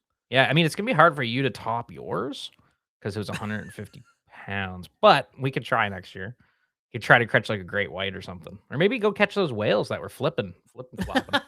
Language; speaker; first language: English; native; English